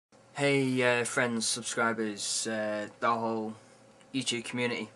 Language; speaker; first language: English; native; English